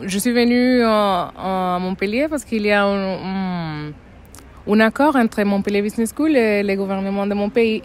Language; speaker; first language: French; non-native, fluent; Spanish